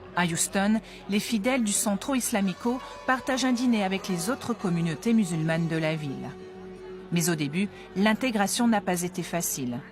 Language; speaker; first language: French; native; French